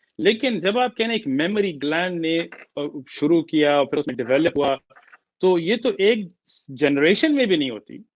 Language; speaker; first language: Urdu; early bilingual, heritage; Urdu